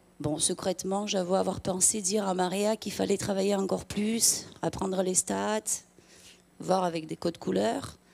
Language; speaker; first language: French; non-native, fluent; Romanian